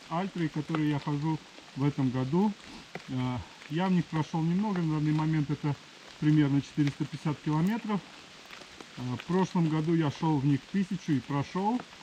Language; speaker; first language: Russian; non-native, local second language; Ukrainian